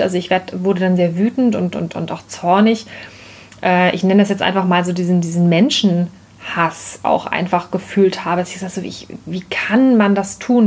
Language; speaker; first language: German; native; German